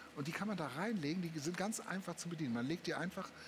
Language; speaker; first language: German; native; German